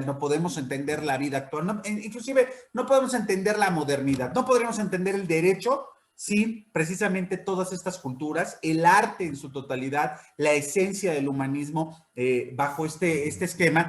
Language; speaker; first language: Spanish; native; Spanish